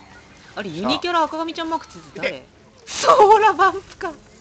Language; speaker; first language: Japanese; native; Japanese